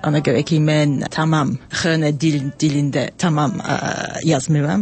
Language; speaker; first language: Azerbaijani; non-native, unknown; English